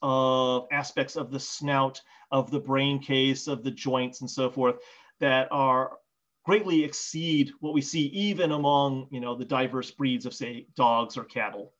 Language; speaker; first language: English; native; English